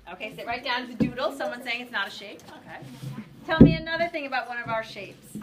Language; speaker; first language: English; native; English